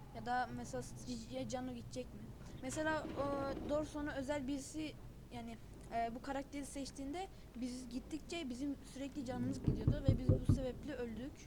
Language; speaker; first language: Turkish; native; Turkish